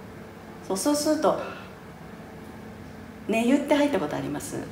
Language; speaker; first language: Japanese; native; Japanese